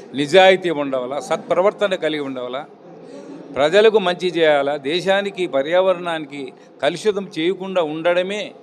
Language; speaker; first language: Telugu; native; Telugu